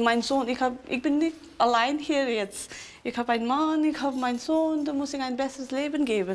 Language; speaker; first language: German; non-native, local second language; Tibetan